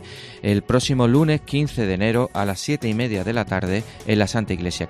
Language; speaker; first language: Spanish; native; Spanish